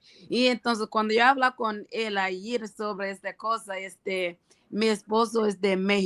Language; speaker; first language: Spanish; non-native, learner; English